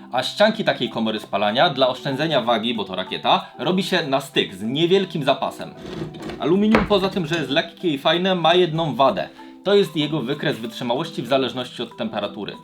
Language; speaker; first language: Polish; native; Polish